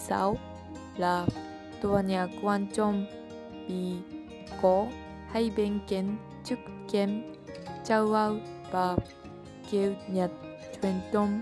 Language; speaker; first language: Vietnamese; non-native, learner; Japanese